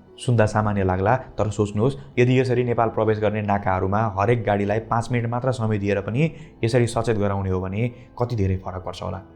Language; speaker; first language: Nepali; native; Nepali